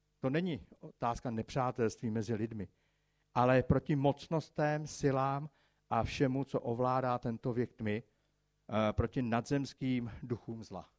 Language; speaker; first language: Czech; native; Czech